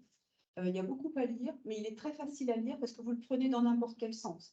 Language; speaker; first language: French; native; French